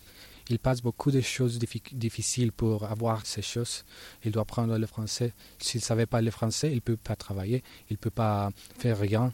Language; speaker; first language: French; non-native, learner; Spanish